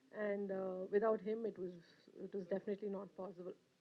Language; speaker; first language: English; non-native, local second language; Telugu